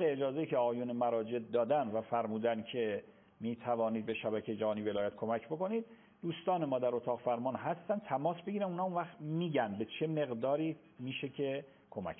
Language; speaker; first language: Persian; native; Persian